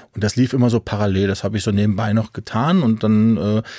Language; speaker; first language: German; native; German